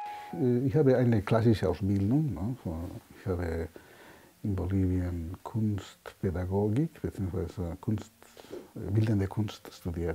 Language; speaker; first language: German; non-native, fluent; Spanish